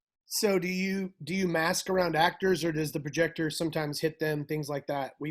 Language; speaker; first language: English; native; English